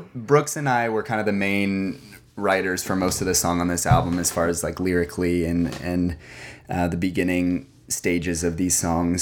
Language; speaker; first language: English; native; English